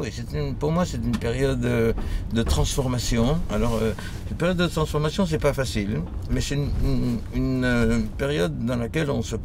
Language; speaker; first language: French; early bilingual, other home language; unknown